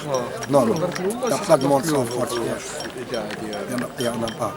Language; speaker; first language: French; non-native, local second language; Arabic